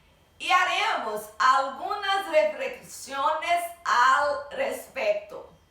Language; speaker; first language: Spanish; non-native, learner; Portuguese